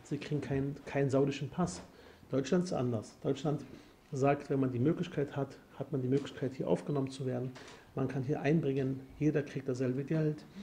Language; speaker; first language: German; early bilingual, other home language; Arabic